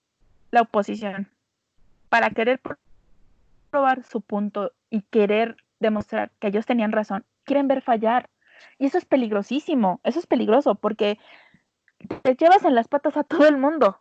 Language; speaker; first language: Spanish; native; Spanish